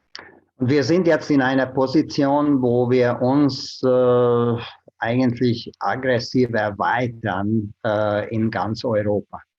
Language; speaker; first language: German; non-native, fluent; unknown